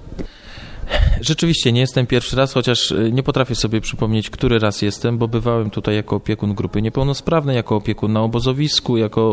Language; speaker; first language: Polish; native; Polish